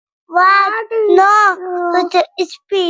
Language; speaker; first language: English; non-native, learner; Hindi